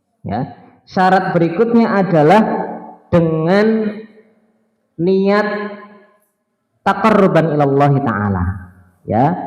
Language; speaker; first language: Indonesian; native; Indonesian